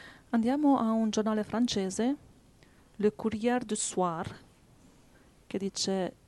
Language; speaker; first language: Italian; native; Italian